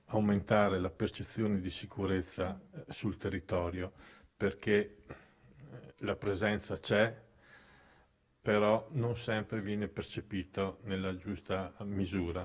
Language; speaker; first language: Italian; native; Italian